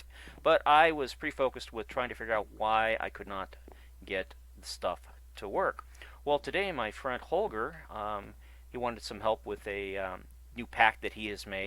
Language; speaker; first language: English; native; English